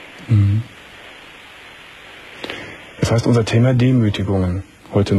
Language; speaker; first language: German; native; German